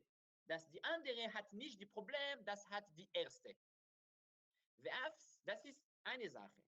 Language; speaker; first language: German; non-native, learner; Hebrew